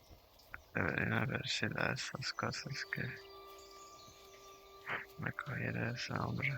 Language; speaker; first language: Spanish; non-native, learner; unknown